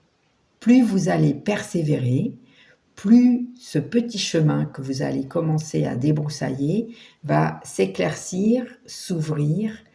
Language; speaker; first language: French; native; French